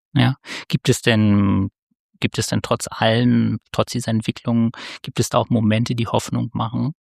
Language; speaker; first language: German; native; German